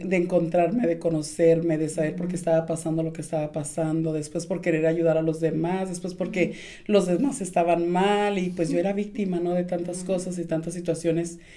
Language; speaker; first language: Spanish; native; Spanish